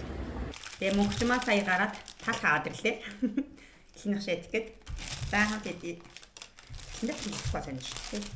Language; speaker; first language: Mongolian; native; Mongolian